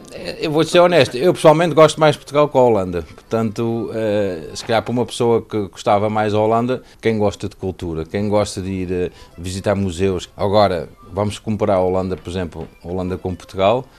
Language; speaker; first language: Portuguese; non-native, fluent; Dutch